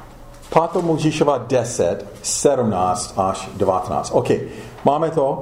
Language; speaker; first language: Czech; non-native, fluent; English